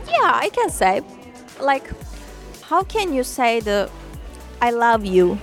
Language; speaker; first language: English; non-native, learner; Turkish